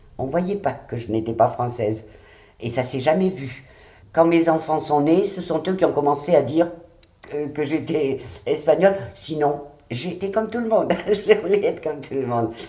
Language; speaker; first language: French; early bilingual, other home language; Catalan